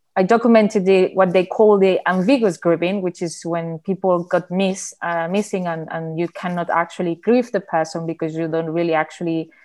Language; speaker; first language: English; non-native, fluent; Spanish